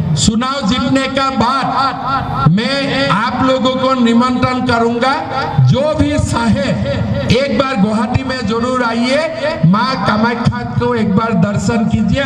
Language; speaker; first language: Hindi; non-native, local second language; Assamese